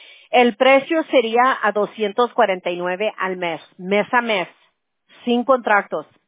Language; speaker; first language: Spanish; early bilingual, other home language; English